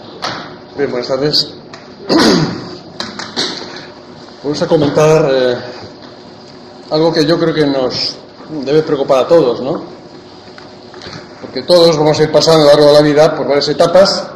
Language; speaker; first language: Spanish; native; Spanish